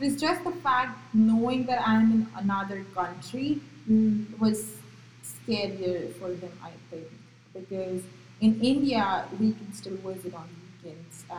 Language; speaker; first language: English; non-native, local second language; Marathi